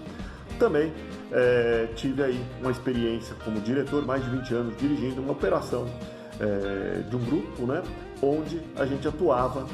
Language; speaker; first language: Portuguese; native; Portuguese